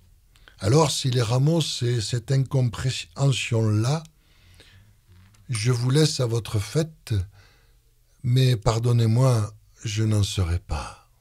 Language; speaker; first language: French; native; French